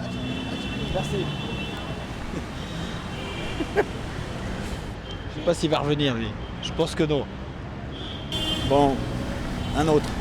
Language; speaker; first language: French; native; French